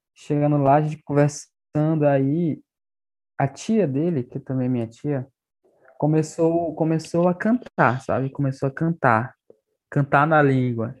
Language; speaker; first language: Portuguese; non-native, local second language; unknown